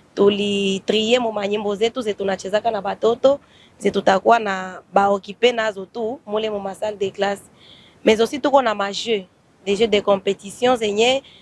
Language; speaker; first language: Swahili; native; Swahili